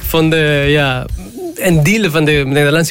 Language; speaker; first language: Dutch; non-native, learner; Spanish